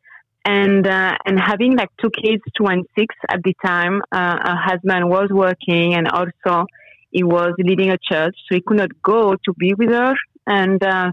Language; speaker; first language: English; non-native, fluent; French